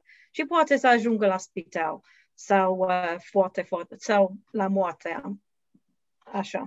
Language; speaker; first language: Romanian; non-native, learner; English